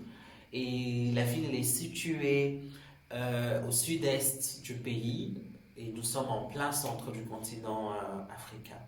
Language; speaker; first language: French; non-native, local second language; Swahili